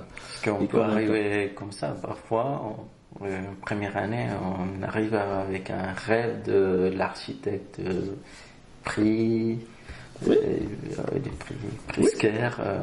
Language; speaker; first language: French; non-native, fluent; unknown